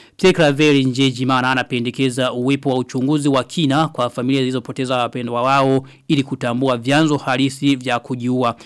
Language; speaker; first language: Swahili; non-native, local second language; Rundi